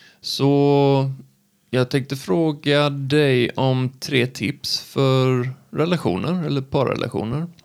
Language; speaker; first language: Swedish; native; Swedish